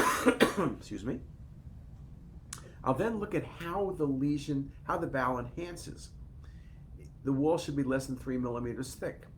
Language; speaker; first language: English; native; English